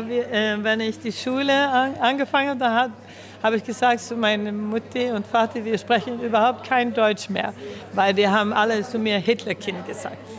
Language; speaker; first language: German; early bilingual, heritage; German